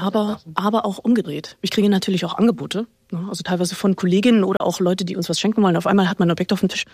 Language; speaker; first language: German; native; German